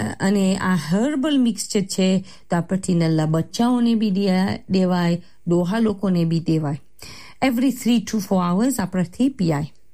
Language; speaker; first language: Gujarati; early bilingual, heritage; Gujarati